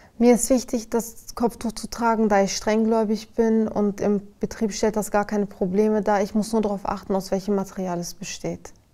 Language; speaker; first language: German; early bilingual, other home language; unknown